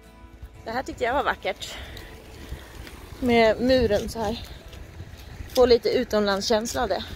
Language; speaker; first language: Swedish; native; Swedish